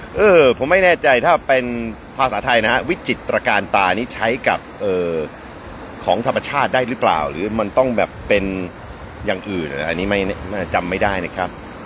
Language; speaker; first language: Thai; non-native, fluent; English